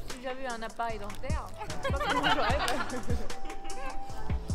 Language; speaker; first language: French; native; French